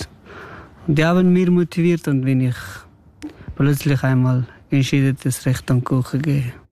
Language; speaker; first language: German; non-native, learner; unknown